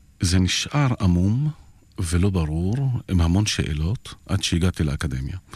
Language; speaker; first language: Hebrew; non-native, local second language; Arabic